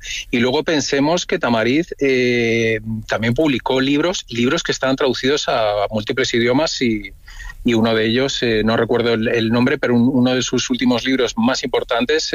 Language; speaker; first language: Spanish; native; Spanish